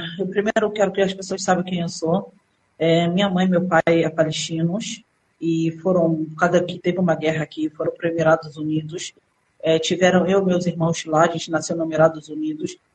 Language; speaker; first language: Portuguese; early bilingual, other home language; Arabic